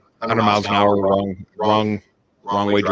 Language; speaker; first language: English; native; English